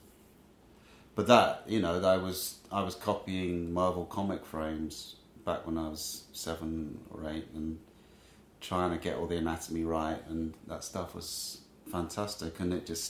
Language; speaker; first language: English; native; English